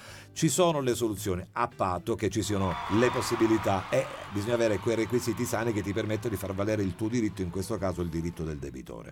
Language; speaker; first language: Italian; native; Italian